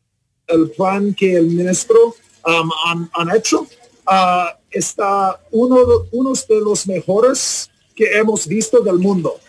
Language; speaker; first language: Spanish; non-native, learner; English